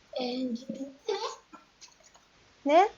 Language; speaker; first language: Turkish; native; Turkish